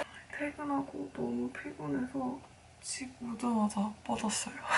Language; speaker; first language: Korean; early bilingual, heritage; Korean